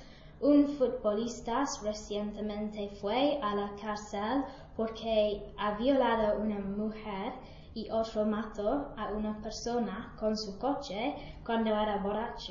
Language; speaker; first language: Spanish; non-native, learner; English